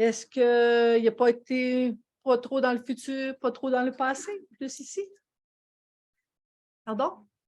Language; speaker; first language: French; native; French